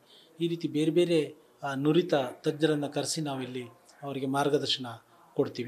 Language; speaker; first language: Kannada; native; Kannada